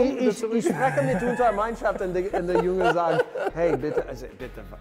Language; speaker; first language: German; non-native, learner; English